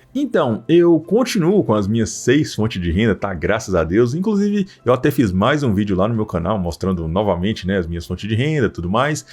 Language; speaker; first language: Portuguese; native; Portuguese